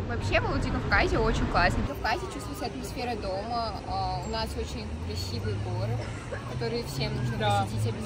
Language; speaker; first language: Russian; native; Russian